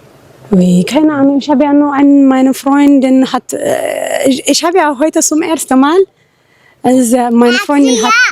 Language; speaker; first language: German; non-native, learner; Tigrinya